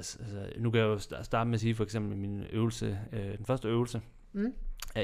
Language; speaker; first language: Danish; native; Danish